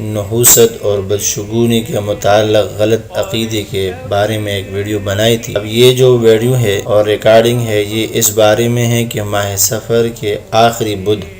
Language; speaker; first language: Urdu; non-native, local second language; Pashto